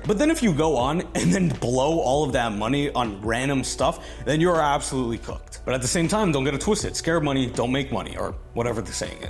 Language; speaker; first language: English; native; English